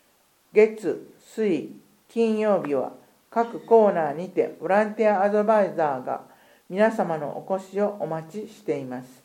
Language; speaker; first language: Japanese; native; Japanese